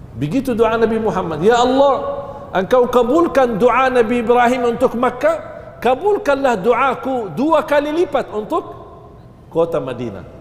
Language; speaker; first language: Malay; non-native, fluent; Arabic